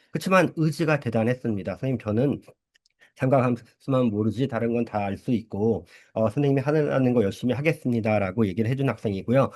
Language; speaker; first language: Korean; early bilingual, heritage; Korean